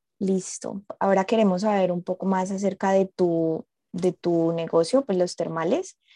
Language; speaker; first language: Spanish; native; Spanish